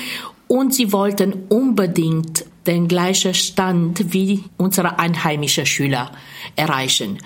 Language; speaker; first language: German; non-native, fluent; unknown